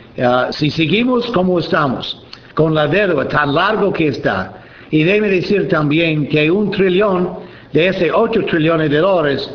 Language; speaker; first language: Spanish; non-native, fluent; English